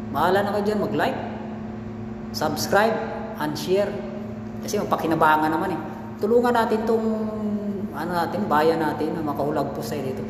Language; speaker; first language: Filipino; non-native, local second language; Cebuano